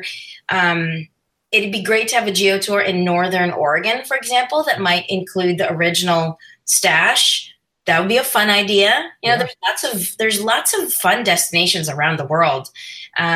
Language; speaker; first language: English; non-native, local second language; Filipino